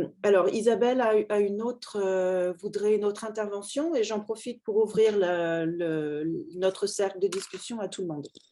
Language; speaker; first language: French; native; French